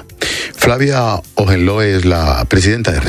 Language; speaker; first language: Spanish; native; Spanish